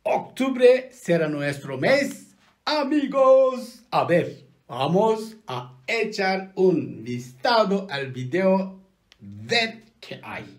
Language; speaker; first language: Spanish; non-native, learner; Turkish